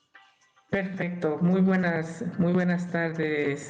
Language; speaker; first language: Spanish; native; Spanish